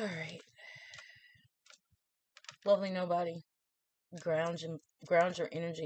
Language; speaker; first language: English; native; English